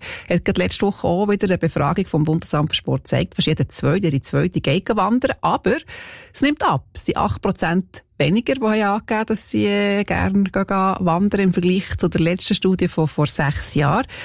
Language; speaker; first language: German; native; German